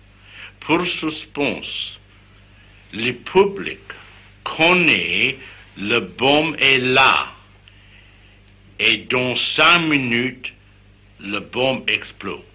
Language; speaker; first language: French; non-native, learner; English